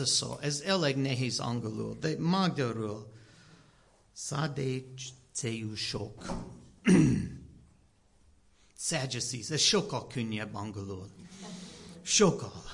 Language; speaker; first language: Hungarian; non-native, learner; English